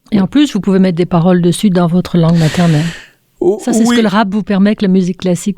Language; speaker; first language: French; native; French